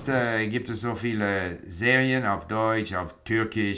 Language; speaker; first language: German; non-native, fluent; English